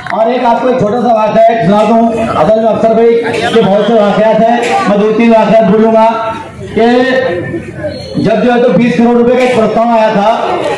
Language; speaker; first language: Hindi; non-native, local second language; Urdu